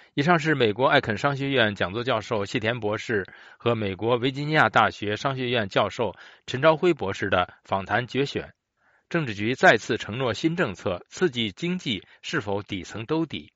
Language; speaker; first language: Chinese; native; Chinese